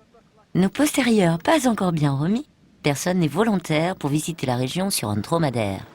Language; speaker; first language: French; native; French